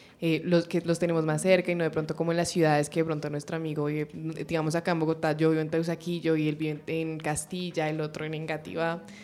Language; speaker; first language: Spanish; native; Spanish